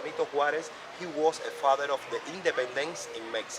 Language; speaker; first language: English; non-native, learner; Spanish